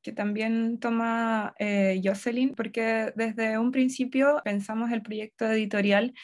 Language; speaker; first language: Spanish; native; Spanish